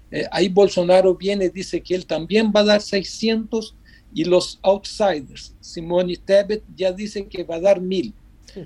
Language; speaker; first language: Spanish; non-native, fluent; Portuguese